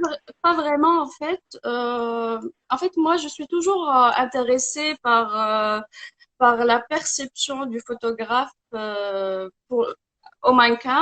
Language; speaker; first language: French; non-native, local second language; Arabic